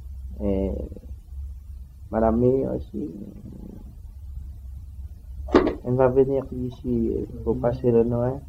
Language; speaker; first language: French; non-native, learner; Vietnamese